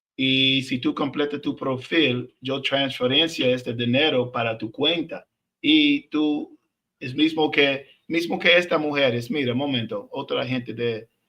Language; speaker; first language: Spanish; non-native, learner; English